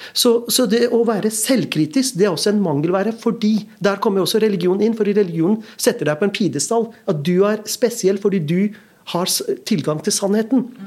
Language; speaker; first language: Norwegian; early bilingual, other home language; Urdu